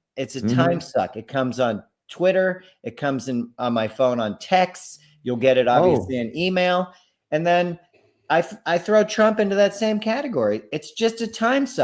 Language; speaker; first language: English; native; English